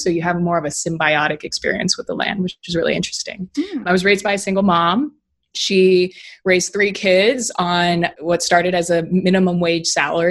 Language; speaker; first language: English; native; English